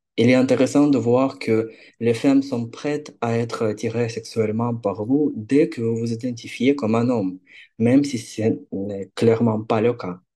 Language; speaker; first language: French; non-native, fluent; Ukrainian